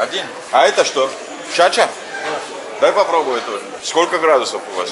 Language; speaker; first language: Russian; non-native, fluent; English